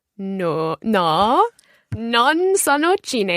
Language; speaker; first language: Italian; non-native, learner; English